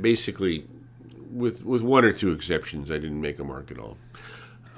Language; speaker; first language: English; early bilingual, other home language; Hungarian